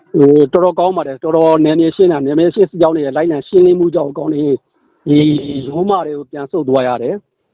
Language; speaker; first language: Burmese; native; Burmese